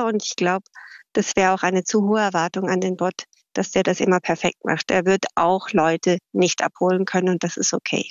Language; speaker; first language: German; native; German